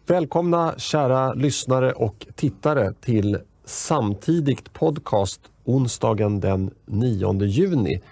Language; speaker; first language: Swedish; native; Swedish